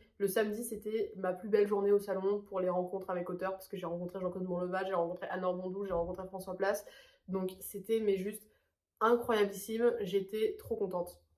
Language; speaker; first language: French; native; French